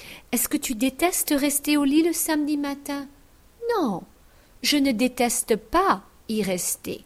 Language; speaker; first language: French; non-native, fluent; English